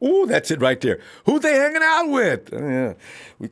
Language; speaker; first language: English; native; English